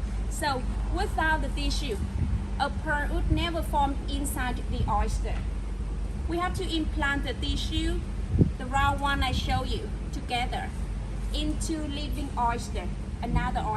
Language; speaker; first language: English; non-native, fluent; Vietnamese